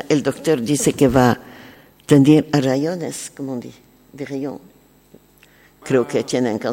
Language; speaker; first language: Spanish; non-native, learner; French